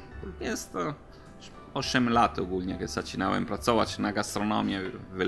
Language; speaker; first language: Polish; non-native, learner; Italian